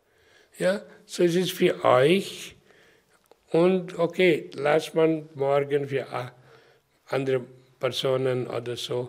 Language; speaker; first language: German; non-native, learner; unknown